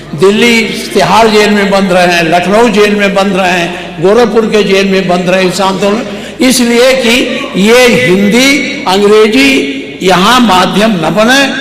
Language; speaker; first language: Hindi; native; Hindi